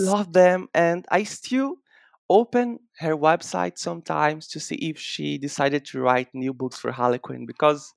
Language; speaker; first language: English; non-native, fluent; Portuguese